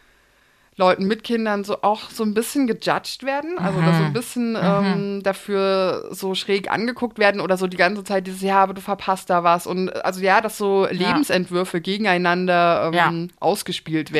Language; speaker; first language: German; native; German